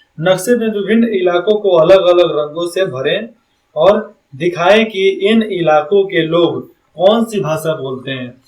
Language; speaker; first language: Hindi; native; Hindi